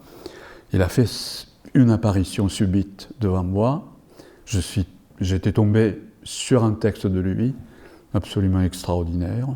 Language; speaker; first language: French; non-native, fluent; Japanese